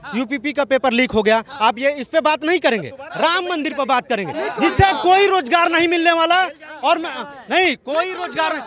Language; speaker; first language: Hindi; native; Hindi